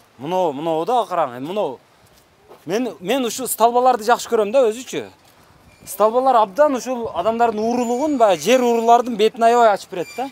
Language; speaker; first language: Kyrgyz; native; Kyrgyz